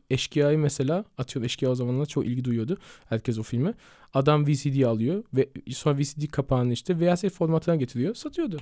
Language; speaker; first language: Turkish; early bilingual, heritage; Turkish